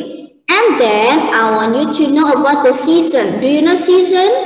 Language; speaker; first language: English; non-native, learner; Indonesian